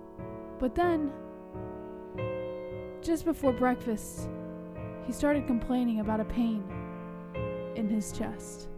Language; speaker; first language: English; native; English